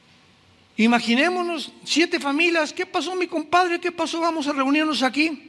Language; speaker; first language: Spanish; native; Spanish